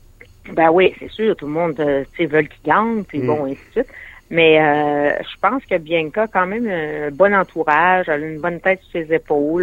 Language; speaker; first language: French; native; French